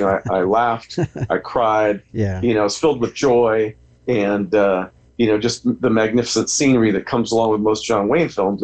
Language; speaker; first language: English; native; English